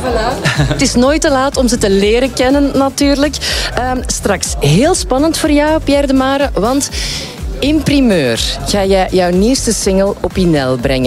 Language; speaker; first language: Dutch; native; Dutch